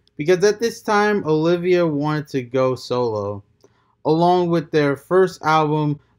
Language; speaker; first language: English; native; English